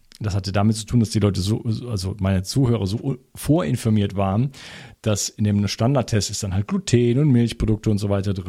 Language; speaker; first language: German; native; German